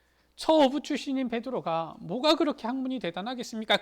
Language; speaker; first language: Korean; native; Korean